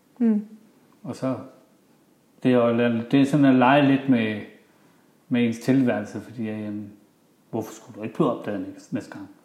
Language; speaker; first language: Danish; early bilingual, other home language; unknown